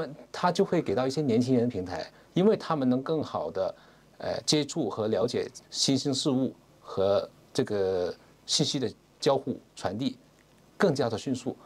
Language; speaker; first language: Chinese; non-native, local second language; Cantonese